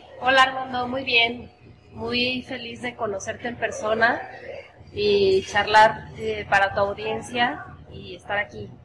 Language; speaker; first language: Spanish; native; Spanish